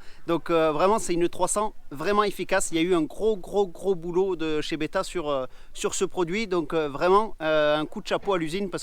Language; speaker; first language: French; native; French